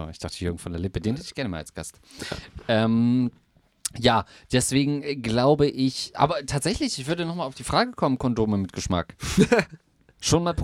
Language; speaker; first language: German; native; German